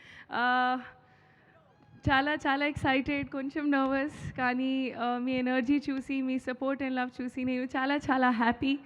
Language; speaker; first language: Telugu; non-native, learner; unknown